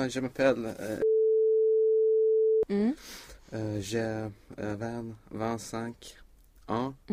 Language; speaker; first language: French; non-native, learner; Swedish